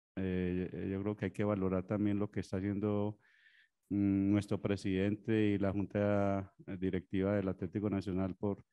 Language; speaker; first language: Spanish; native; Spanish